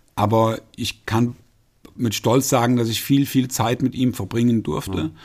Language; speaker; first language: German; native; German